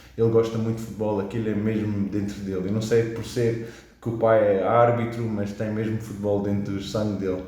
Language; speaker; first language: Portuguese; early bilingual, heritage; English